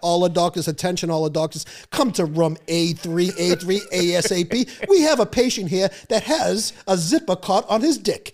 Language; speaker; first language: English; native; English